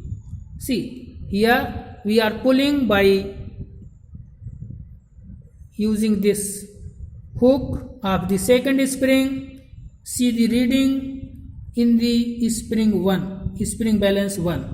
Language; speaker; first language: English; non-native, local second language; Hindi